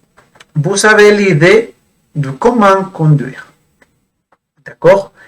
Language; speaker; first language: French; non-native, fluent; Spanish